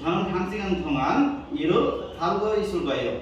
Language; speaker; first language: Korean; non-native, learner; Bangla